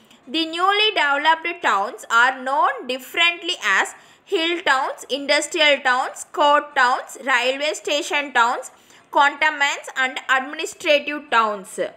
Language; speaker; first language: English; non-native, local second language; Tamil